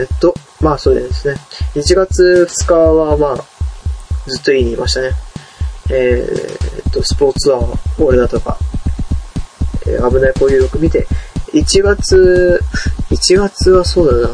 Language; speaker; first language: Japanese; native; Japanese